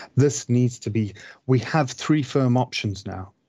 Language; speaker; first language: English; native; English